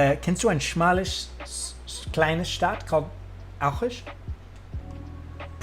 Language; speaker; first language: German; non-native, learner; English